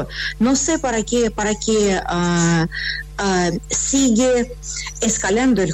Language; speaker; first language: Spanish; non-native, fluent; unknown